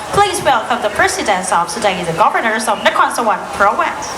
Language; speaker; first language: English; non-native, learner; Thai